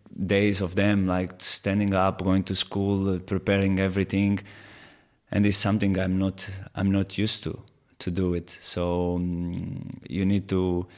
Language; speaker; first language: English; non-native, fluent; Portuguese